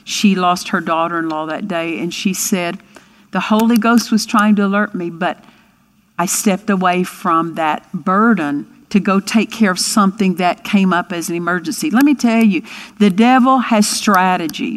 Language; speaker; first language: English; native; English